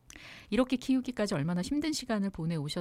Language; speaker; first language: Korean; native; Korean